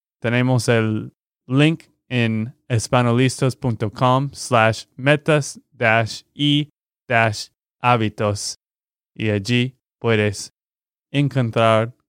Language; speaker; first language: Spanish; non-native, fluent; English